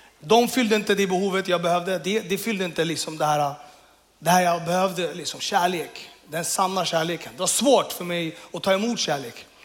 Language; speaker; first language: Swedish; early bilingual, other home language; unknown